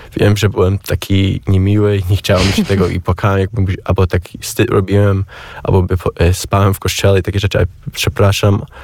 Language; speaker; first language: Polish; early bilingual, heritage; Polish